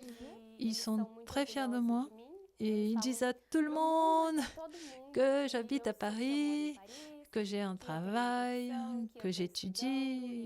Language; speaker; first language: French; non-native, fluent; Portuguese